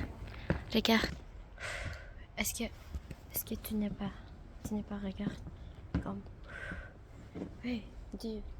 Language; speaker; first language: French; non-native, learner; Indonesian